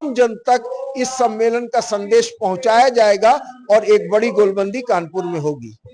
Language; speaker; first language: Hindi; native; Hindi